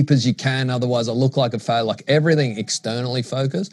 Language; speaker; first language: English; native; English